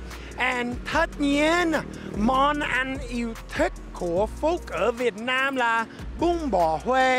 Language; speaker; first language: Vietnamese; non-native, fluent; English